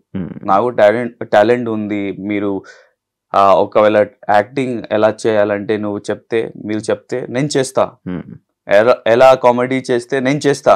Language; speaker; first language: Telugu; non-native, learner; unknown